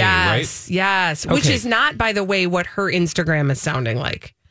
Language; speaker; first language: English; native; English